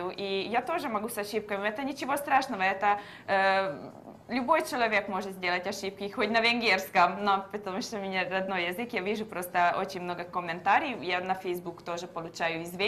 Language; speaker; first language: Russian; non-native, learner; Hungarian